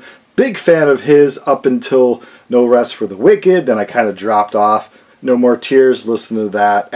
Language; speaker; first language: English; native; English